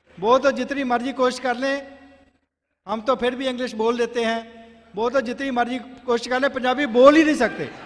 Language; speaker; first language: Hindi; non-native, local second language; Punjabi